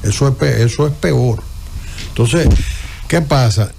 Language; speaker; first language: Spanish; native; Spanish